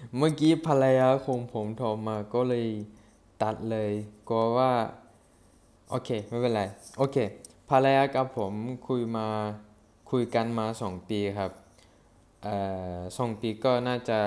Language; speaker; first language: Thai; non-native, fluent; Turkish